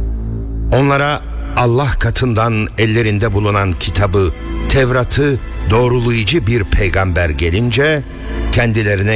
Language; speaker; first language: Turkish; native; Turkish